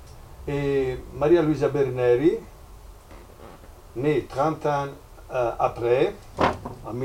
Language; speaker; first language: French; non-native, fluent; Italian